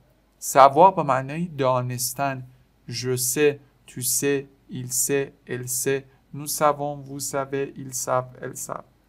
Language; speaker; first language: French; non-native, fluent; Persian